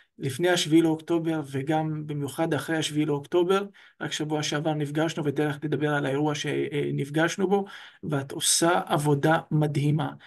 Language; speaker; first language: Hebrew; non-native, local second language; Arabic